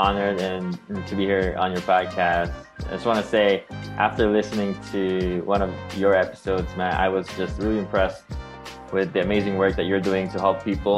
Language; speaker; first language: English; non-native, local second language; Filipino